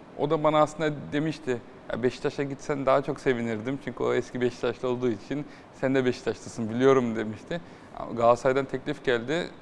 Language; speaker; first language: Turkish; early bilingual, heritage; Turkish